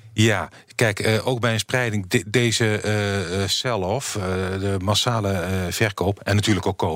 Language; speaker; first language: Dutch; native; Dutch